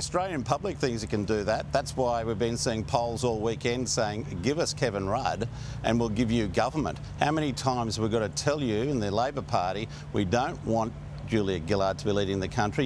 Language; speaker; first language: English; native; English